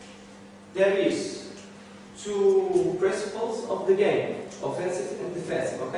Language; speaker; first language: English; non-native, learner; Portuguese